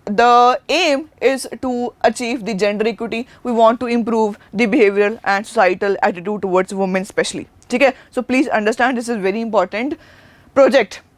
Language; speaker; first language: English; non-native, local second language; Punjabi